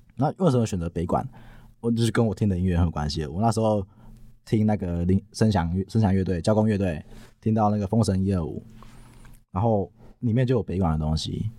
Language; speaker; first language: Chinese; non-native, local second language; Min Nan Chinese